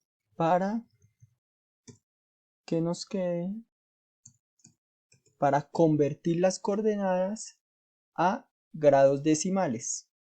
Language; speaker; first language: Spanish; native; Spanish